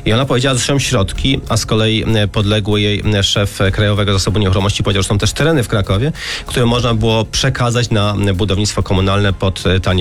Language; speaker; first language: Polish; native; Polish